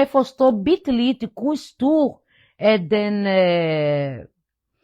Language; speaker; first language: Norwegian; non-native, fluent; Portuguese